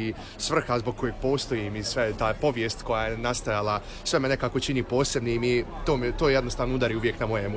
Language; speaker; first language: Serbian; early bilingual, heritage; Serbian